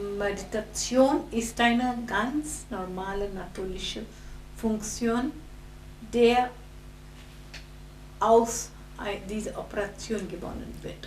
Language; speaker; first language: German; non-native, fluent; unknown